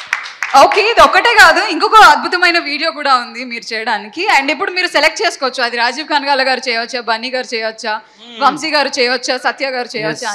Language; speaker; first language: Telugu; native; Telugu